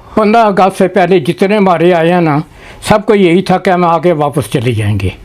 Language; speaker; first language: Urdu; non-native, local second language; Punjabi